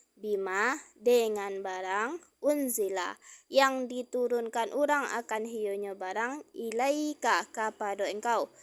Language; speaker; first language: Malay; non-native, local second language; Minangkabau